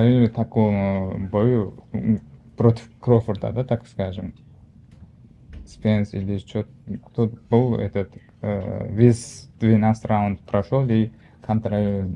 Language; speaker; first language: Russian; non-native, learner; Uzbek